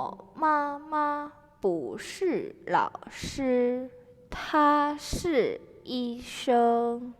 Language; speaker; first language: Chinese; non-native, fluent; Indonesian